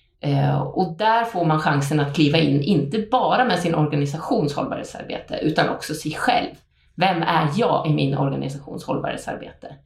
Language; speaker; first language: Swedish; native; Swedish